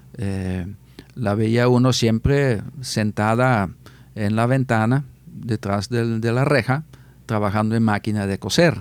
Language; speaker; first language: Spanish; non-native, fluent; Dutch